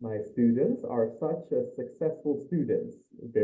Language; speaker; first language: English; non-native, fluent; Indonesian